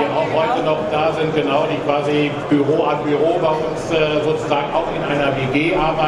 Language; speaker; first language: German; native; German